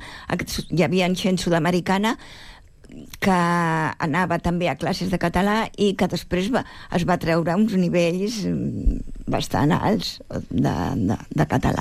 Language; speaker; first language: Catalan; native; Catalan